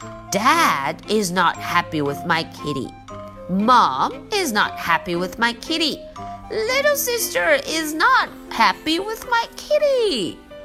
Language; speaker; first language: English; non-native, fluent; Chinese